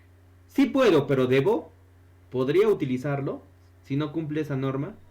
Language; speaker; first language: Spanish; native; Spanish